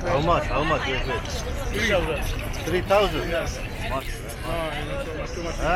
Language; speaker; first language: English; non-native, learner; Turkish